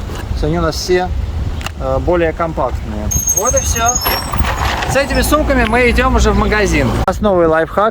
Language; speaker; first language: Russian; native; Russian